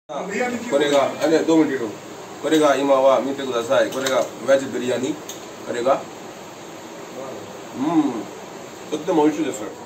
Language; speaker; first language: Japanese; non-native, fluent; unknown